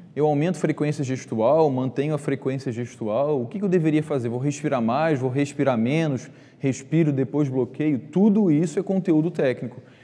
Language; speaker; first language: Portuguese; native; Portuguese